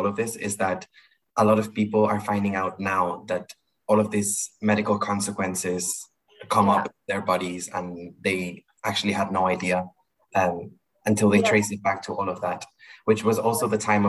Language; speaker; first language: English; non-native, fluent; Spanish